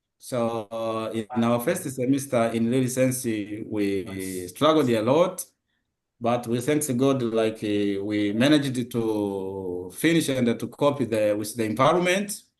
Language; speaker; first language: English; non-native, local second language; Swahili